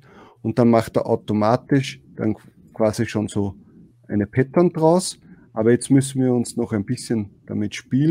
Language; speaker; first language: German; native; German